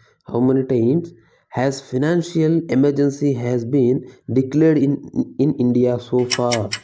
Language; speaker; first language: English; non-native, local second language; Tamil